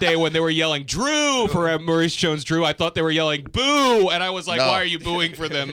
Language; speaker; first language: English; native; English